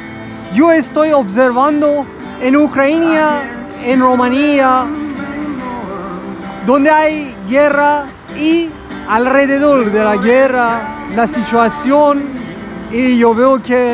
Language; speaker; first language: Spanish; non-native, learner; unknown